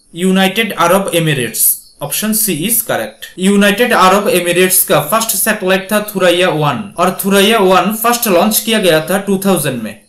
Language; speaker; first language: Hindi; non-native, local second language; Bangla